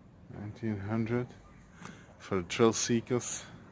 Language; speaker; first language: English; non-native, fluent; Dutch